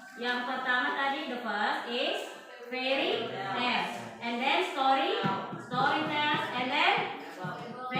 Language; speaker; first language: English; non-native, learner; Indonesian